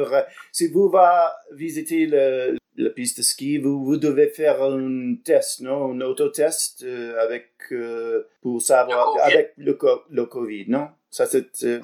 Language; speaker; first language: French; non-native, learner; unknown